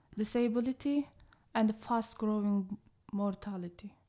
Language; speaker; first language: English; non-native, learner; Chinese